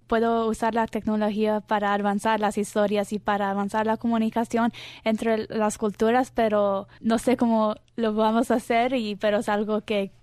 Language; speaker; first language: Spanish; early bilingual, heritage; Spanish